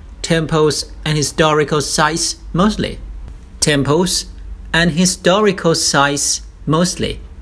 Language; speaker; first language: English; non-native, fluent; Thai